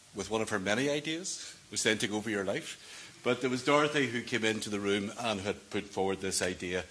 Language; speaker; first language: English; native; English